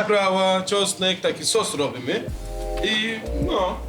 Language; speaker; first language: Polish; non-native, learner; Turkish